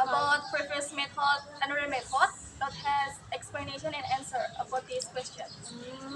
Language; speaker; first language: English; non-native, learner; Indonesian